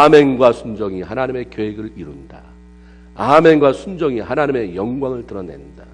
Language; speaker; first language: Korean; native; Korean